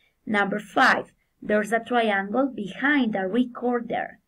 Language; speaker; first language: English; non-native, fluent; Spanish